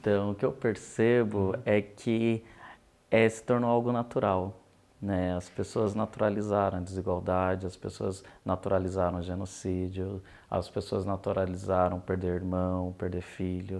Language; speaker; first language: Portuguese; native; Portuguese